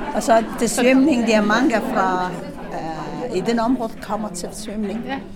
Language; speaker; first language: Danish; non-native, fluent; Arabic